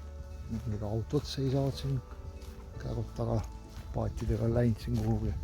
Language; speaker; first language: Estonian; native; Estonian